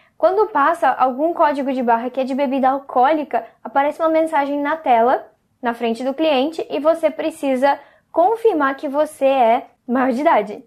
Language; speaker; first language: Portuguese; native; Portuguese